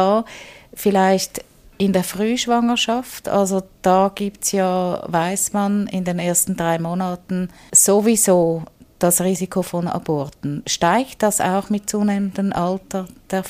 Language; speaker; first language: German; native; German